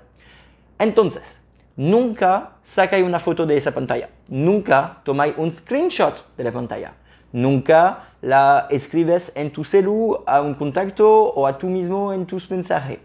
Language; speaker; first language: Spanish; non-native, fluent; French